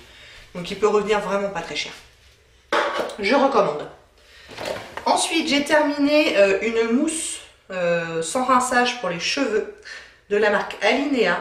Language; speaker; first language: French; native; French